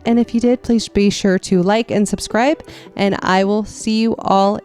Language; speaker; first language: English; native; English